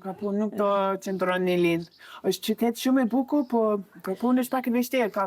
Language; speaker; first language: Albanian; non-native, learner; English